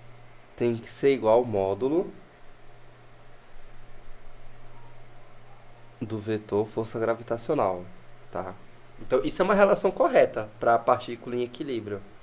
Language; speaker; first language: Portuguese; native; Portuguese